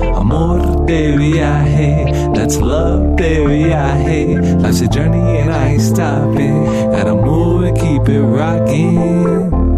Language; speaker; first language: Spanish; non-native, fluent; English